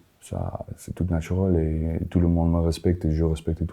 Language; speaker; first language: French; non-native, fluent; Afrikaans